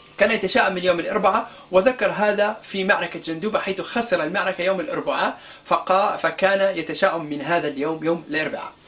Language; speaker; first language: Arabic; non-native, local second language; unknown